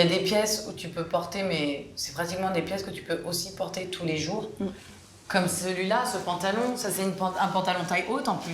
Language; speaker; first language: French; native; French